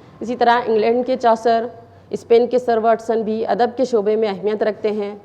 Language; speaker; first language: Urdu; native; Urdu